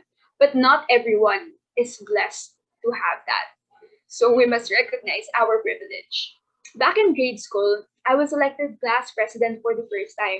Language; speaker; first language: English; non-native, local second language; Filipino